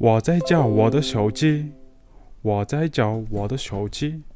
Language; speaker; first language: Chinese; non-native, learner; Mongolian